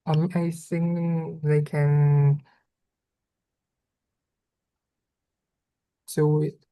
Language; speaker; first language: English; non-native, learner; Vietnamese